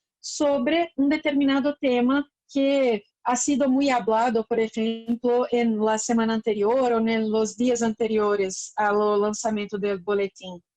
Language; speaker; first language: Spanish; non-native, fluent; Portuguese